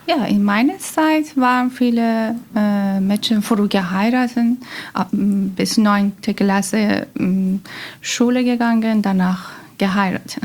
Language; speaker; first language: German; non-native, learner; Persian